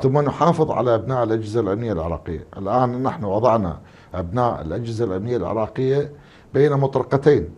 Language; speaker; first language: Arabic; native; Arabic